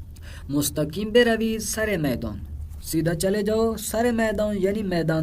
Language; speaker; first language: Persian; non-native, fluent; Urdu